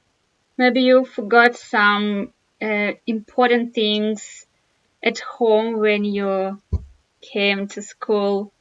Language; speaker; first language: English; non-native, fluent; Russian